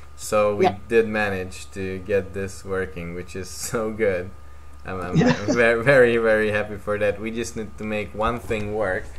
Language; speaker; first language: English; non-native, fluent; Hungarian